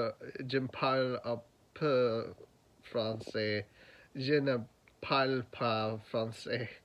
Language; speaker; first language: French; non-native, learner; English